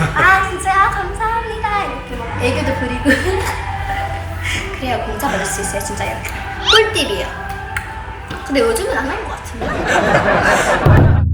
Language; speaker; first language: Korean; non-native, fluent; Indonesian